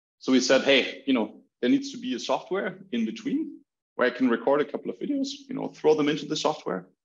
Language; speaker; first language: English; non-native, fluent; German